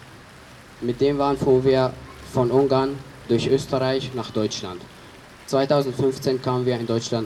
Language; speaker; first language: German; early bilingual, other home language; Arabic